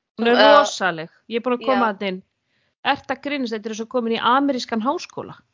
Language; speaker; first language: Icelandic; native; Icelandic